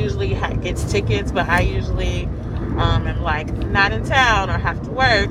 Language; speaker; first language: English; native; English